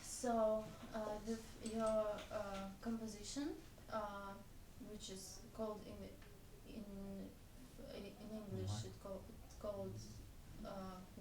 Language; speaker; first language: English; non-native, fluent; Russian